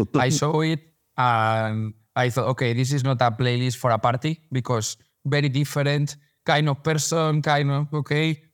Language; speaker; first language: English; non-native, learner; Spanish